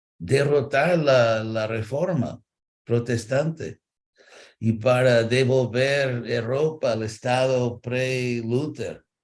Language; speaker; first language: Spanish; non-native, fluent; English